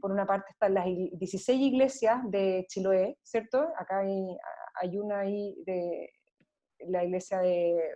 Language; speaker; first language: Spanish; native; Spanish